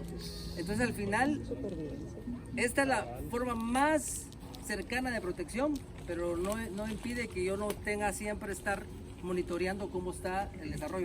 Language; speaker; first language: Spanish; native; Spanish